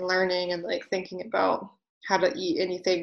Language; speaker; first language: English; native; English